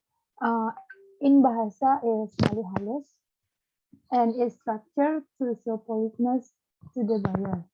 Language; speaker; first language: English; non-native, learner; Balinese